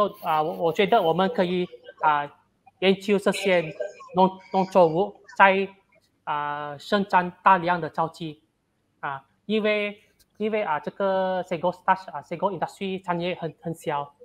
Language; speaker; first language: Chinese; non-native, learner; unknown